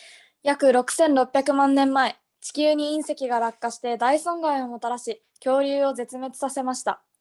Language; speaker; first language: Japanese; native; Japanese